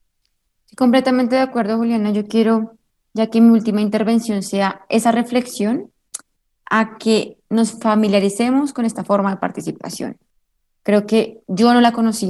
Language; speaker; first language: Spanish; native; Spanish